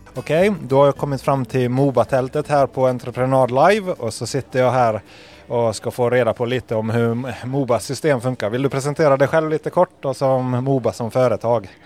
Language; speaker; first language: Swedish; native; Swedish